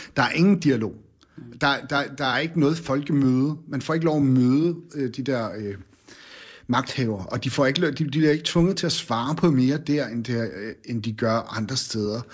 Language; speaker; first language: Danish; native; Danish